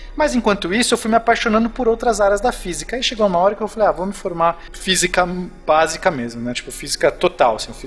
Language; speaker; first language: Portuguese; native; Portuguese